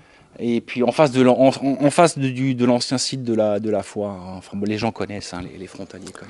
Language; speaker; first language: French; native; French